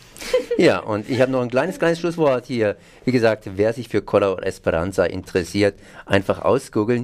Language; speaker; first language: German; native; German